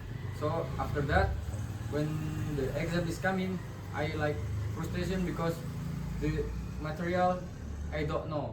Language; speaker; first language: English; non-native, learner; Indonesian